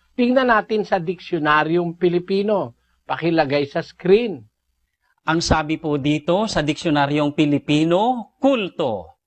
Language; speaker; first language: Filipino; native; Filipino